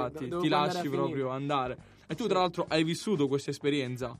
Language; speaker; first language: Italian; native; Italian